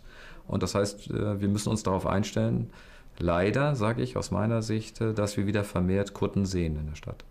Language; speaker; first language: German; native; German